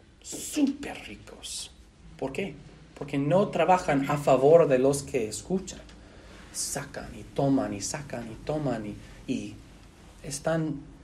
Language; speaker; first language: Spanish; non-native, fluent; English